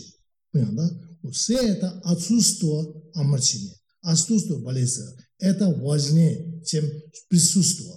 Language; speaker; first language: Russian; non-native, learner; Tibetan